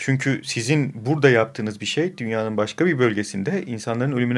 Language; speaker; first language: Turkish; native; Turkish